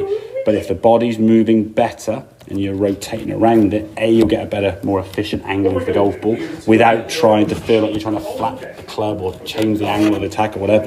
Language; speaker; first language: English; native; English